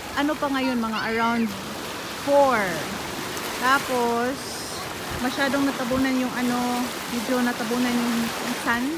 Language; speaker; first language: Filipino; non-native, local second language; Cebuano